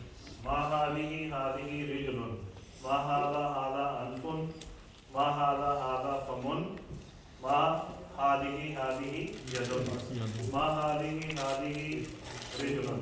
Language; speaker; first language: Arabic; non-native, fluent; Urdu